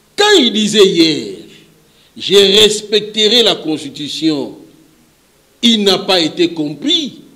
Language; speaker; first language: French; non-native, local second language; Lingala